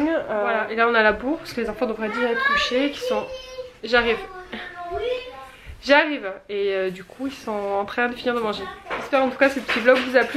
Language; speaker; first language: French; native; French